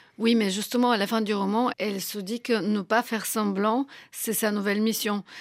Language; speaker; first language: French; non-native, fluent; Bulgarian